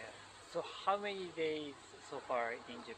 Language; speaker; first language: English; non-native, fluent; Japanese